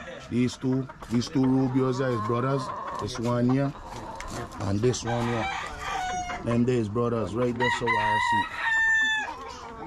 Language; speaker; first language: English; early bilingual, other home language; Spanish